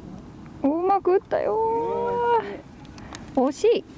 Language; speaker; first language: Japanese; native; Japanese